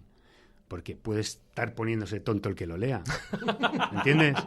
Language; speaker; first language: Spanish; native; Spanish